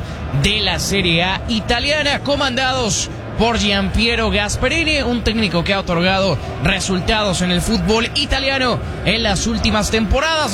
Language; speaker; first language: Spanish; native; Spanish